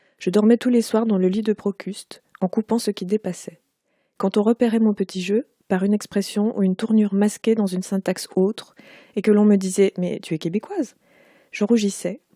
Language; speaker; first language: French; native; French